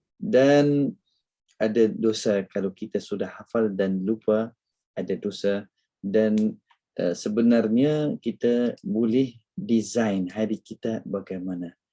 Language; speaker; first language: Malay; non-native, fluent; Arabic